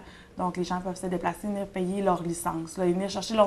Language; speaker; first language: French; native; French